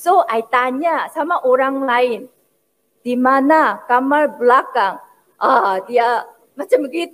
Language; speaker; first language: Indonesian; non-native, fluent; Korean